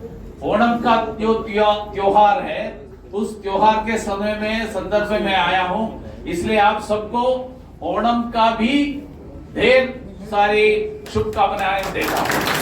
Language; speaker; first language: Hindi; non-native, local second language; Malayalam